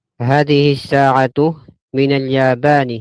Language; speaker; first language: Arabic; non-native, learner; Filipino